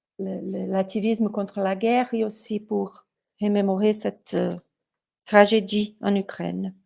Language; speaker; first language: French; non-native, fluent; Portuguese